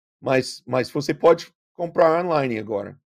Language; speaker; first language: Portuguese; non-native, learner; English